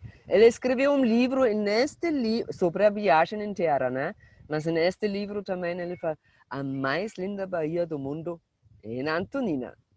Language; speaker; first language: Portuguese; non-native, fluent; German